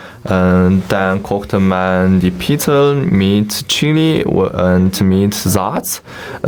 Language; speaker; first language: German; non-native, learner; Chinese